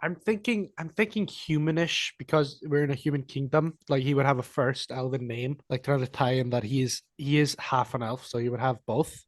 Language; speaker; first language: English; non-native, fluent; Icelandic